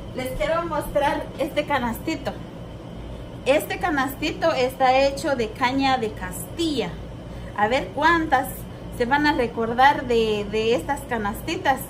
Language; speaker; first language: Spanish; native; Spanish